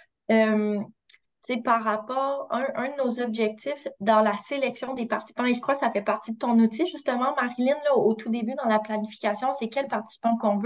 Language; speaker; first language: French; native; French